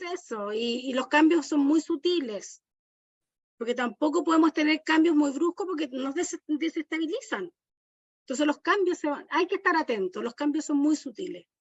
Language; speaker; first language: Spanish; native; Spanish